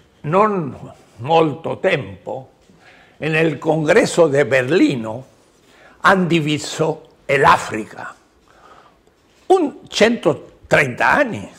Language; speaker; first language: Italian; non-native, learner; Spanish